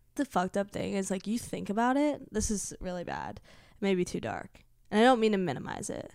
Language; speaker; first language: English; native; English